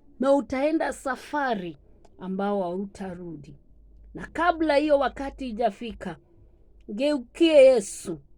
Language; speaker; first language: Swahili; non-native, local second language; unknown